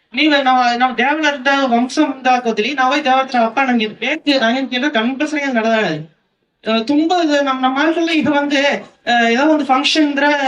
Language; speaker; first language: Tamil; non-native, local second language; Kannada